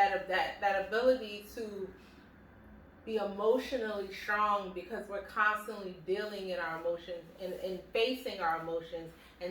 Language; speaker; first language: English; native; English